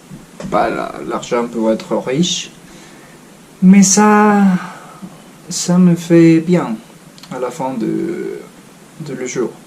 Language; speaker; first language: French; non-native, fluent; Spanish